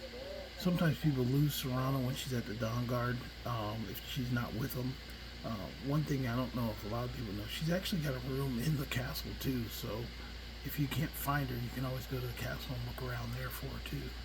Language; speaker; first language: English; native; English